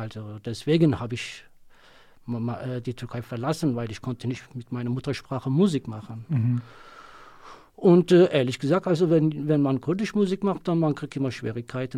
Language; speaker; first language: German; non-native, learner; Kurdish